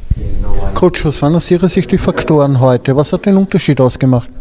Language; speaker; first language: German; native; German